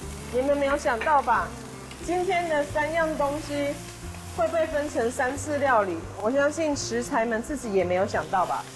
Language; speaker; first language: Chinese; native; Chinese